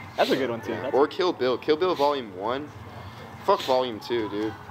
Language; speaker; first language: English; native; English